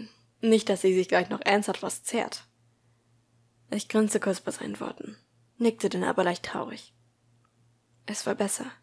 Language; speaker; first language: German; native; German